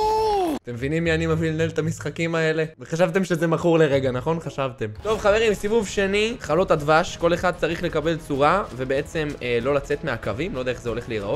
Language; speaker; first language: Hebrew; native; Hebrew